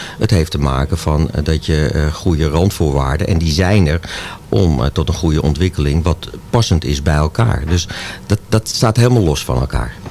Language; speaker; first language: Dutch; native; Dutch